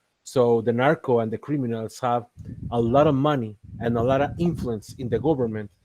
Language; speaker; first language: English; non-native, learner; Spanish